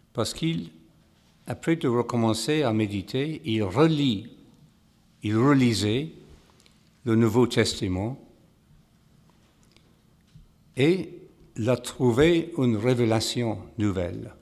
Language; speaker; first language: French; non-native, fluent; English